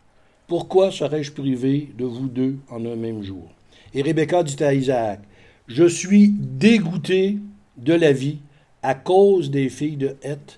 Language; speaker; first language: French; native; French